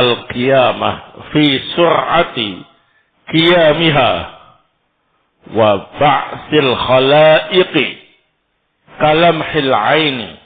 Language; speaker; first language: Arabic; non-native, fluent; Indonesian